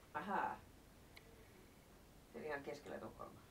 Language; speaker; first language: Finnish; native; Finnish